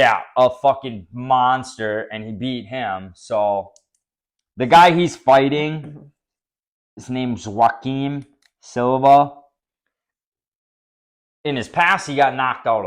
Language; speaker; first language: English; native; English